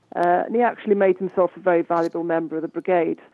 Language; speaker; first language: English; native; English